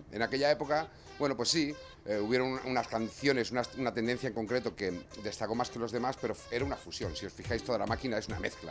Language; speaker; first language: Spanish; native; Spanish